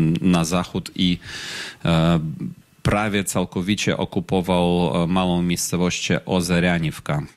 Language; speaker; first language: Polish; non-native, fluent; Ukrainian